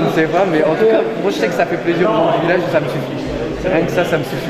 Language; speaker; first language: French; native; French